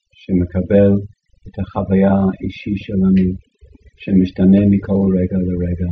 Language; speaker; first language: Hebrew; non-native, fluent; English